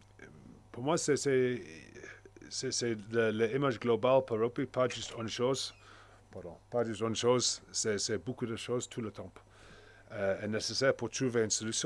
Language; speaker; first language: French; non-native, learner; English